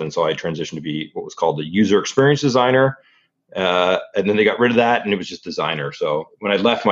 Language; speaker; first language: English; native; English